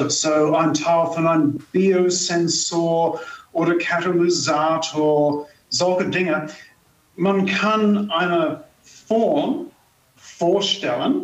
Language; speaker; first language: German; non-native, fluent; English